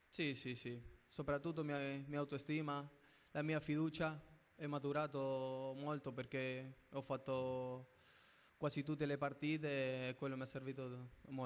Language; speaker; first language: Italian; non-native, fluent; Spanish